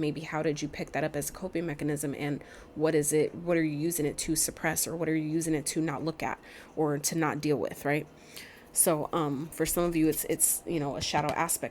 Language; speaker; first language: English; native; English